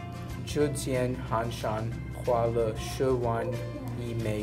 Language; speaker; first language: Chinese; non-native, learner; English